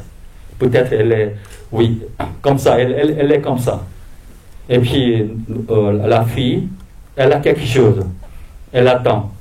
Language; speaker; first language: French; non-native, fluent; Korean